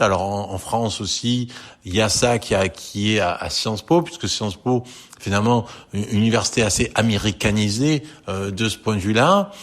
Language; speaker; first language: French; native; French